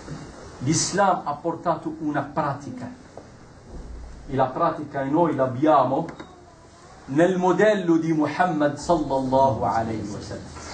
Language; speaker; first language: Italian; non-native, fluent; Arabic